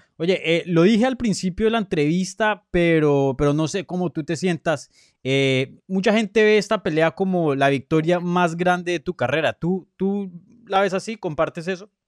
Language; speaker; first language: Spanish; native; Spanish